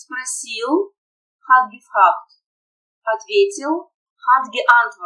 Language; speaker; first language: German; non-native, fluent; Russian